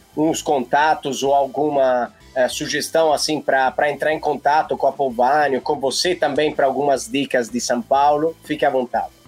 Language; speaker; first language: Portuguese; non-native, fluent; Italian